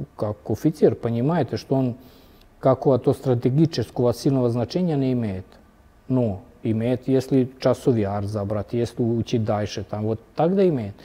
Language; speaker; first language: Russian; non-native, fluent; Serbian